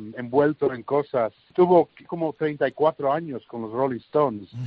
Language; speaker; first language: Spanish; early bilingual, heritage; English